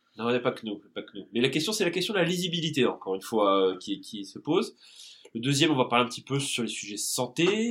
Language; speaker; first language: French; native; French